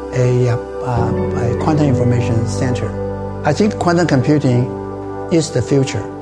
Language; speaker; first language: English; non-native, fluent; Chinese